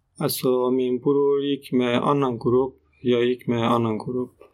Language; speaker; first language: Swedish; non-native, learner; Persian